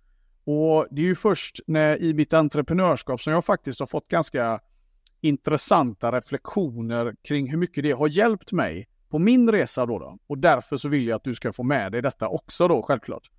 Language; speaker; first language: Swedish; native; Swedish